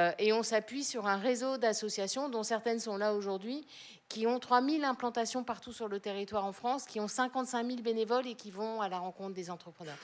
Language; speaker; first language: French; native; French